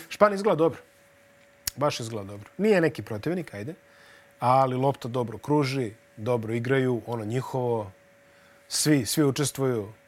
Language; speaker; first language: Bosnian; native; Bosnian